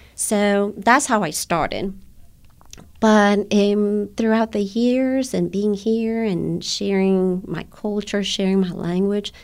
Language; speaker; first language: English; non-native, fluent; Spanish